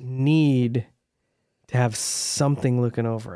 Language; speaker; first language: English; native; English